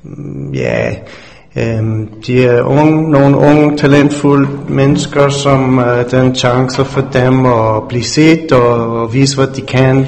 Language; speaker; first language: Danish; non-native, fluent; English